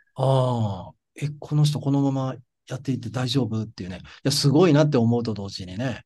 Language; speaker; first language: Japanese; native; Japanese